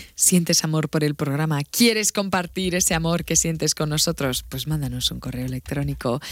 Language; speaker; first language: Spanish; native; Spanish